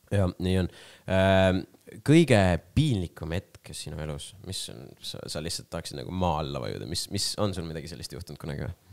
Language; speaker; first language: Estonian; non-native, local second language; Russian